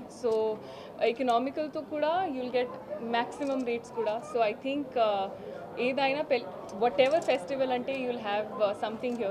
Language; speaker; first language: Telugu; non-native, local second language; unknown